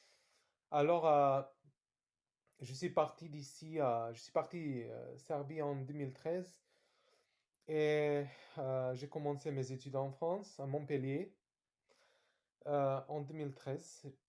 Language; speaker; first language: French; non-native, fluent; Serbian